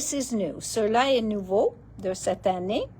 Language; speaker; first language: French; non-native, local second language; English